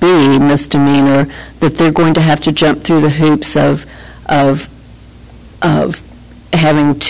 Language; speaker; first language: English; native; English